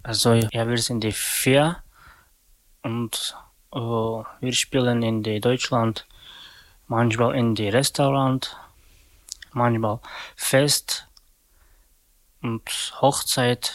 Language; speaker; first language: German; non-native, learner; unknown